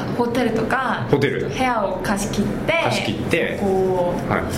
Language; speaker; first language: Japanese; non-native, fluent; Korean